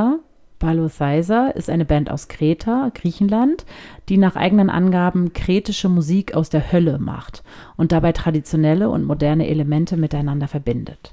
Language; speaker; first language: German; native; German